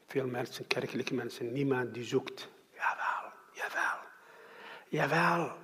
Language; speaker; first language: Dutch; non-native, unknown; Arabic